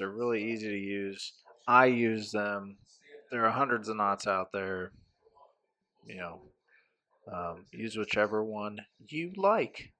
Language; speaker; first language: English; native; English